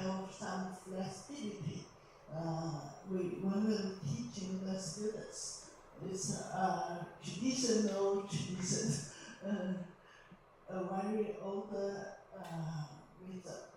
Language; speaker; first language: English; non-native, learner; Chinese